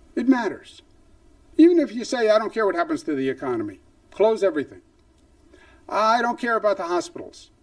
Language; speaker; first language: English; native; English